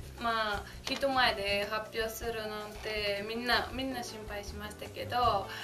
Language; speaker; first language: Japanese; non-native, fluent; Bulgarian